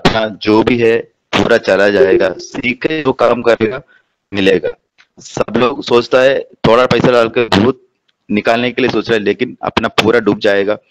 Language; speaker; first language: Hindi; non-native, local second language; Malayalam